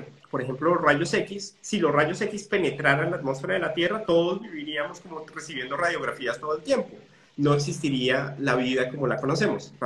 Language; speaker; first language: Spanish; native; Spanish